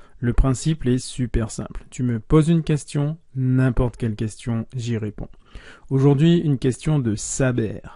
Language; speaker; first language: French; native; French